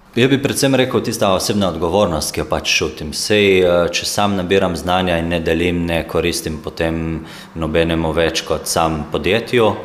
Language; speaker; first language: Slovenian; native; Slovenian